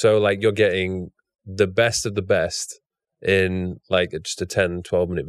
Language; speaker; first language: English; native; English